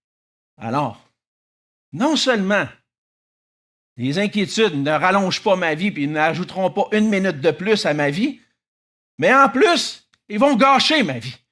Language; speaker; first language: French; native; French